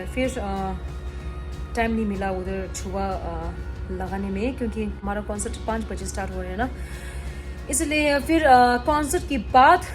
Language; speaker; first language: Hindi; non-native, local second language; Tibetan